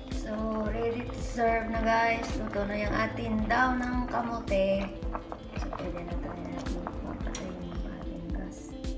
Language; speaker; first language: Filipino; non-native, local second language; Hiligaynon